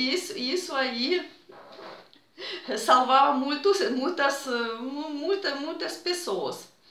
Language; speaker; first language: Portuguese; non-native, fluent; Russian